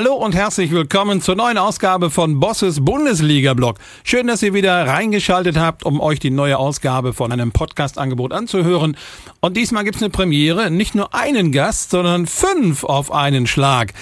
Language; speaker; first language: German; native; German